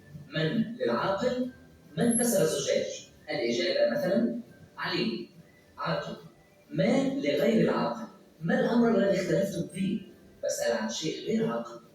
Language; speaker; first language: Arabic; native; Arabic